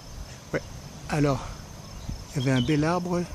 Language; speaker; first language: French; native; French